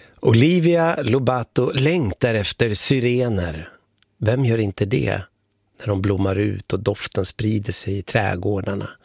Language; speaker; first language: Swedish; native; Swedish